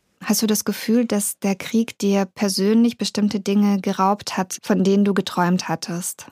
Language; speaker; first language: German; native; German